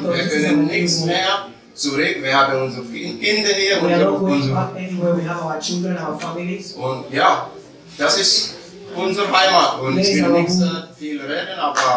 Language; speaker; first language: German; non-native, learner; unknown